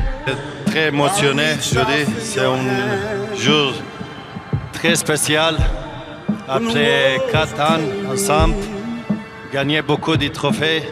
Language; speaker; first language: French; non-native, learner; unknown